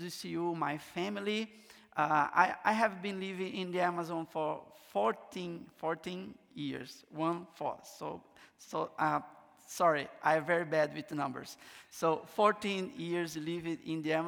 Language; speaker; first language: English; non-native, learner; Portuguese